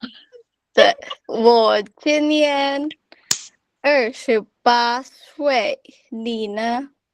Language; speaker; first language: Chinese; non-native, learner; Filipino